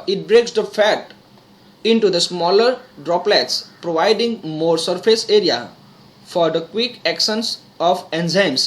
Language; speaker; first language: English; non-native, local second language; Gujarati